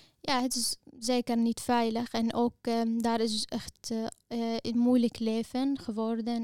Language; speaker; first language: Dutch; non-native, fluent; Arabic